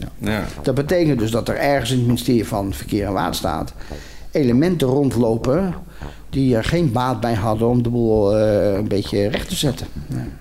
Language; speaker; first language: Dutch; native; Dutch